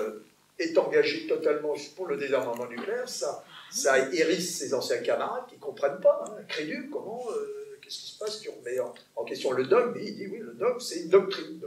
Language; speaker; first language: French; native; French